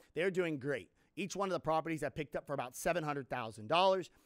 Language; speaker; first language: English; native; English